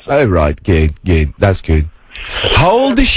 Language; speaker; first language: English; non-native, fluent; Lithuanian